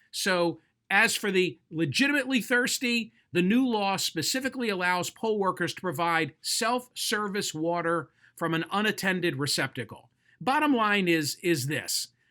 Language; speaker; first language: English; native; English